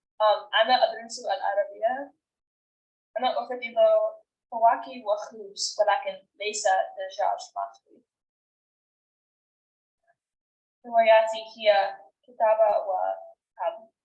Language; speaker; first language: Arabic; non-native, learner; English